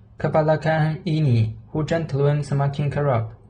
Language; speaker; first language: Malay; non-native, learner; Chinese